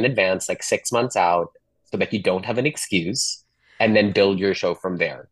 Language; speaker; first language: English; non-native, local second language; Filipino